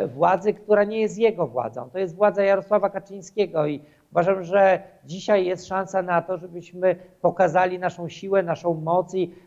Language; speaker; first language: Polish; native; Polish